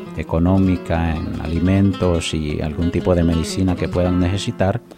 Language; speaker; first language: Spanish; native; Spanish